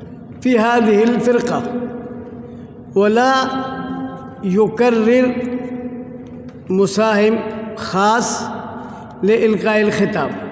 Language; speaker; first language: Arabic; non-native, fluent; Urdu